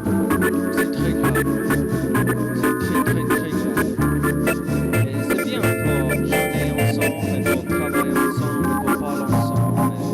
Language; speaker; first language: French; non-native, learner; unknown